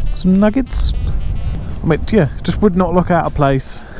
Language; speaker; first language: English; native; English